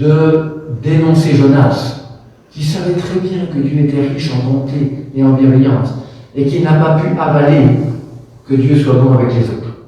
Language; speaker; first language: French; native; French